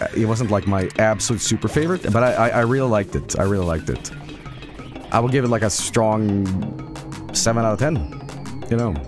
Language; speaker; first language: English; non-native, fluent; Swedish